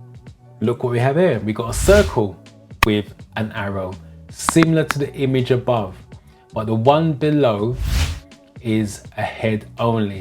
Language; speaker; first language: English; native; English